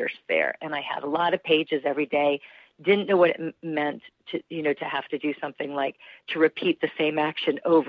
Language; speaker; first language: English; native; English